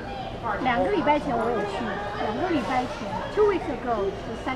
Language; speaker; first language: Chinese; native; Chinese